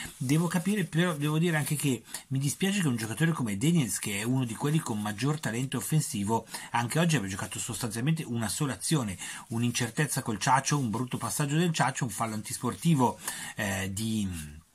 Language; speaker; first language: Italian; native; Italian